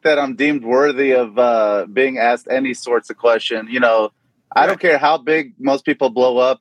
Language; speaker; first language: English; native; English